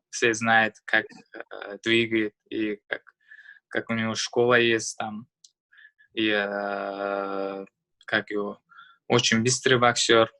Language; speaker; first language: Russian; non-native, learner; Uzbek